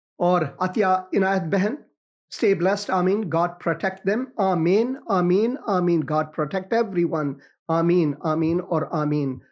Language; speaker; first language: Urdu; non-native, fluent; Persian